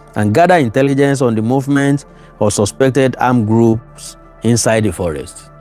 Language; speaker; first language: English; non-native, local second language; Yoruba